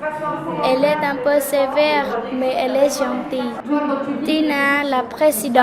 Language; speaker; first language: French; non-native, learner; Khmer